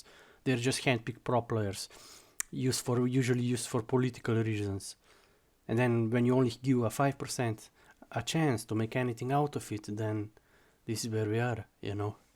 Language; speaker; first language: English; non-native, fluent; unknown